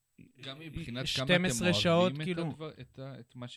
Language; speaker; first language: Hebrew; native; Hebrew